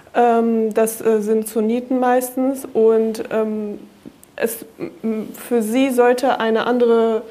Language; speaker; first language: German; non-native, fluent; Kurdish